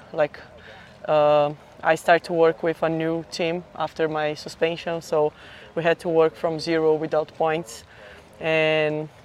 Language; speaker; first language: English; non-native, fluent; Portuguese